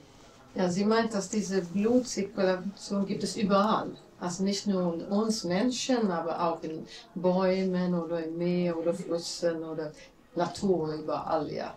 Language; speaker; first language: German; non-native, fluent; Latvian